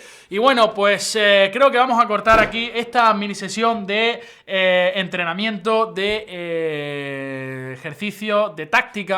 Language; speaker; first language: Spanish; native; Spanish